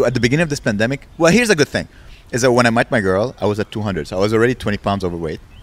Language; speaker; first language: English; native; English